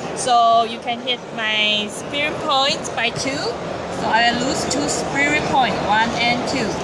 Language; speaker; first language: English; non-native, learner; Chinese